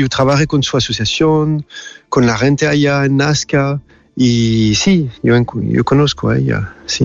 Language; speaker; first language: Spanish; non-native, learner; French